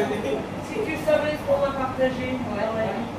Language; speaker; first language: French; native; French